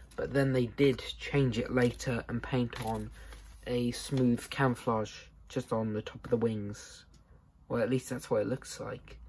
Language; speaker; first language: English; native; English